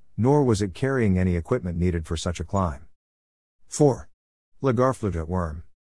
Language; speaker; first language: English; native; English